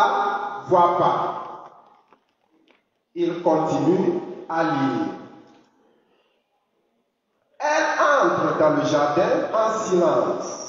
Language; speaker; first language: French; non-native, fluent; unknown